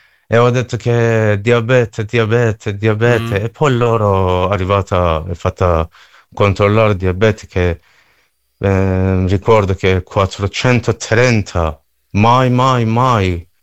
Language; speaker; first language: Italian; non-native, learner; Persian